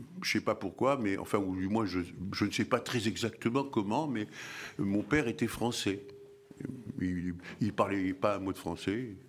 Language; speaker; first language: French; early bilingual, other home language; Arabic